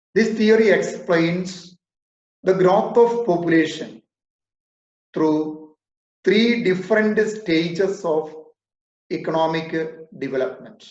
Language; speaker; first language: English; non-native, local second language; Malayalam